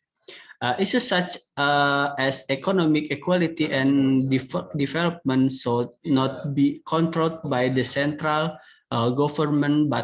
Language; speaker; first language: English; non-native, learner; Indonesian